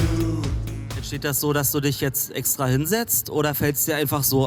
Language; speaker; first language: German; native; German